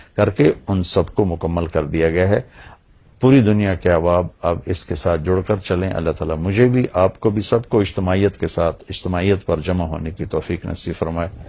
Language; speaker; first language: Urdu; non-native, local second language; Punjabi